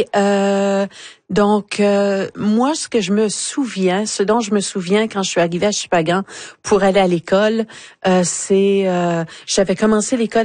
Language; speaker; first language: French; native; French